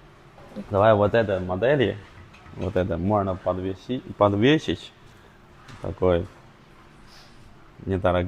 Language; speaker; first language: Russian; non-native, learner; Chinese